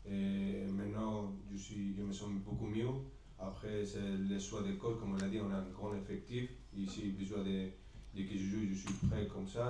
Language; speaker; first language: French; non-native, fluent; Spanish